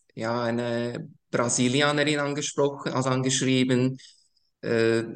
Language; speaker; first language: German; early bilingual, other home language; Slovak